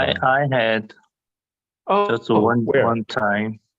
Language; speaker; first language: English; non-native, learner; Korean